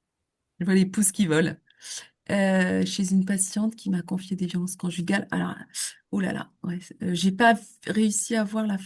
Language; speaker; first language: French; native; French